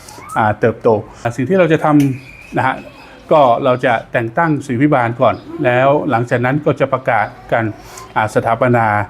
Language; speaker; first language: Thai; native; Thai